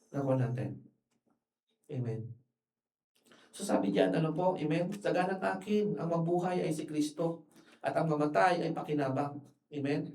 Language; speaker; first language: Filipino; non-native, local second language; Iloko